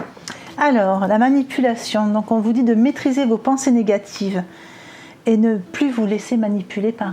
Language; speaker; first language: French; native; French